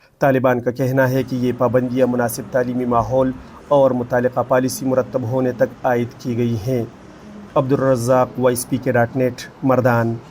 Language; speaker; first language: Urdu; non-native, local second language; Pashto